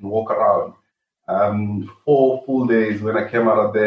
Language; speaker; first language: English; non-native, local second language; Venda